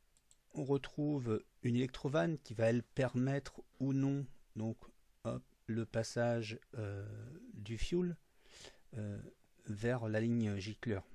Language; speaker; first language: French; native; French